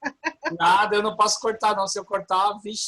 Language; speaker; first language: Portuguese; native; Portuguese